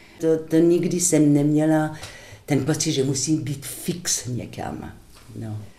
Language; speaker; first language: Czech; non-native, fluent; French